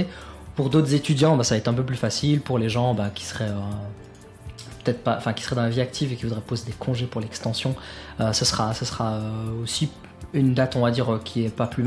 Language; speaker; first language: French; native; French